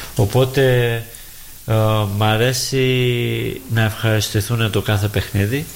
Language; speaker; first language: Greek; native; Greek